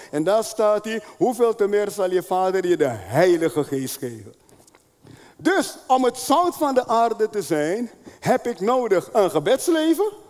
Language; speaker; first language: Dutch; non-native, fluent; Spanish